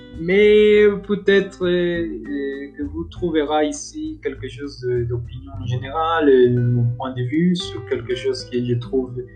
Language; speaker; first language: French; non-native, learner; Spanish